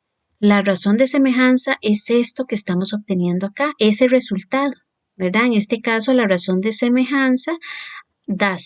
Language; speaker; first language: Spanish; native; Spanish